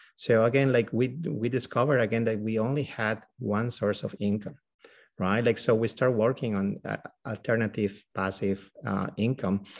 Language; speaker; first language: English; non-native, fluent; Spanish